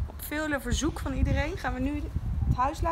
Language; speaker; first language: Dutch; native; Dutch